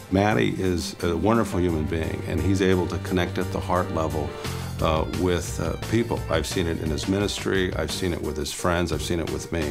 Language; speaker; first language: English; native; English